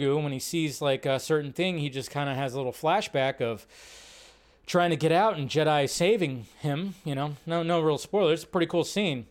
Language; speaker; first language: English; native; English